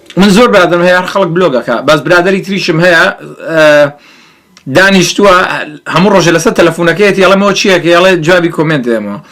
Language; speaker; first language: Central Kurdish; early bilingual, heritage; Central Kurdish